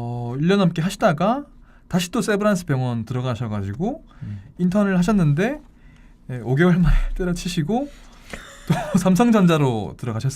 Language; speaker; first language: Korean; native; Korean